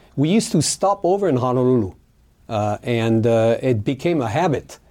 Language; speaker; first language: English; non-native, fluent; French